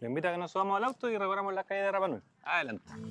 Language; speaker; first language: Spanish; native; Spanish